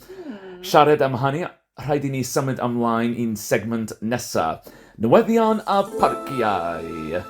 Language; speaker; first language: Welsh; non-native, fluent; English